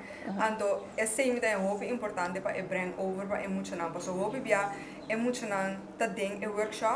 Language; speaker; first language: Dutch; non-native, local second language; Papiamento